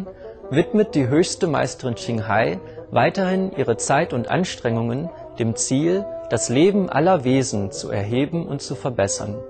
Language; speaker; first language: German; native; German